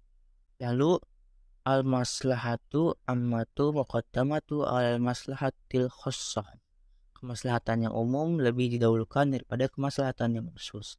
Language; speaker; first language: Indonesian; native; Indonesian